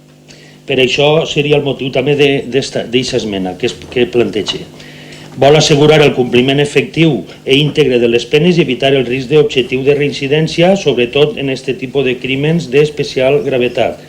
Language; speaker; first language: Catalan; native; Catalan